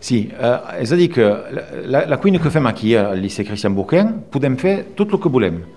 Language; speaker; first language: Catalan; non-native, local second language; French